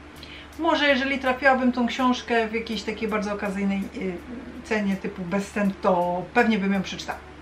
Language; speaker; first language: Polish; native; Polish